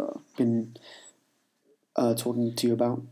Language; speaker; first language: English; native; English